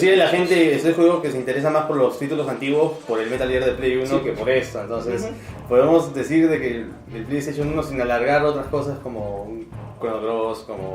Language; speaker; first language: Spanish; native; Spanish